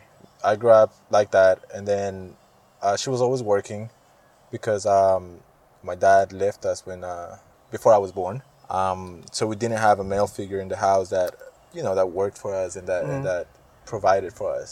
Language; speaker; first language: English; non-native, fluent; Spanish